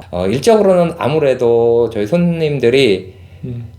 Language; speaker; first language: Korean; native; Korean